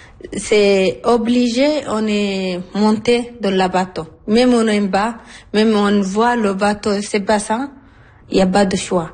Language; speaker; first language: French; non-native, learner; Arabic